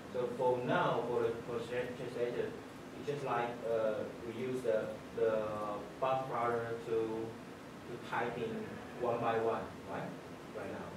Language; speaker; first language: English; non-native, fluent; Chinese